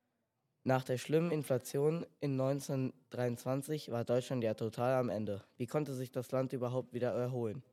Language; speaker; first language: German; native; German